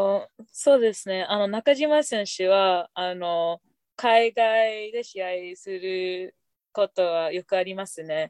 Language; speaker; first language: Japanese; non-native, fluent; English